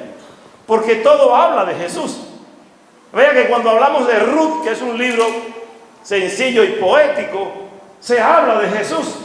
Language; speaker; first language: Spanish; native; Spanish